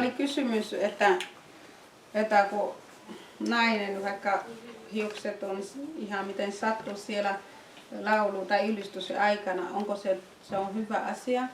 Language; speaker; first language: Finnish; non-native, fluent; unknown